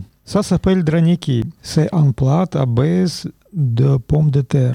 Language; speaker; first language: French; non-native, learner; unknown